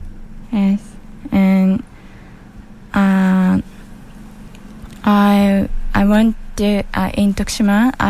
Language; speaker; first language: English; non-native, learner; Japanese